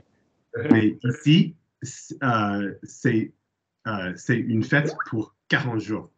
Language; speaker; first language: French; non-native, learner; English